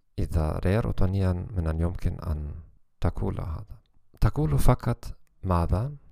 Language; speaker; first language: Arabic; non-native, learner; German